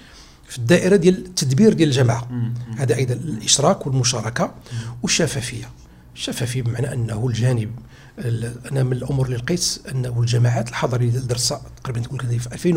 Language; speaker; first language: Arabic; native; Arabic